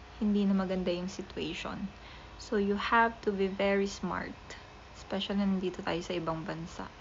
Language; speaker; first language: Filipino; native; Filipino